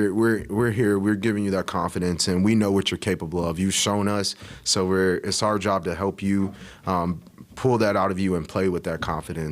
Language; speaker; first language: English; native; English